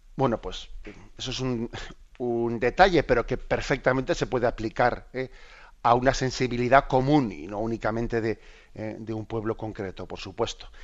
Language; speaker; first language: Spanish; native; Spanish